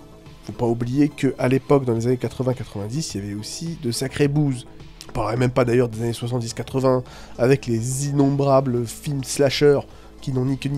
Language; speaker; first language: French; native; French